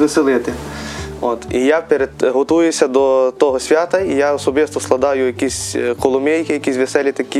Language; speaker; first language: Ukrainian; native; Ukrainian